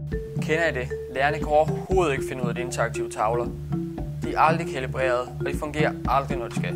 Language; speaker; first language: Danish; native; Danish